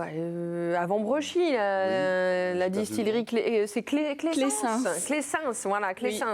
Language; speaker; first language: French; native; French